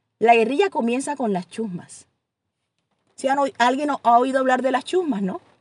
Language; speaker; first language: Spanish; native; Spanish